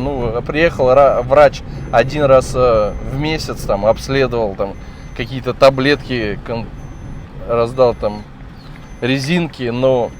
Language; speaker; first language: Russian; native; Russian